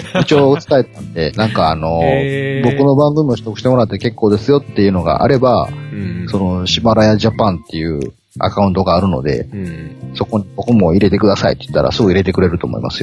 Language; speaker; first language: Japanese; native; Japanese